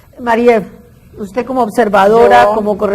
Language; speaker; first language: Spanish; native; Spanish